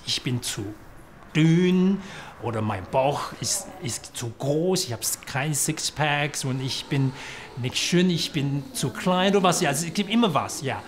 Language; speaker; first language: German; non-native, fluent; Chinese